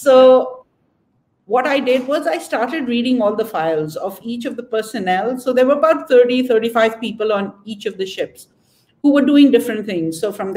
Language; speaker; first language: English; non-native, local second language; Urdu